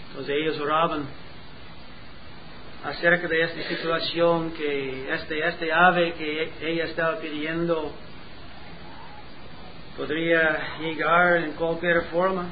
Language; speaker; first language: Spanish; non-native, learner; English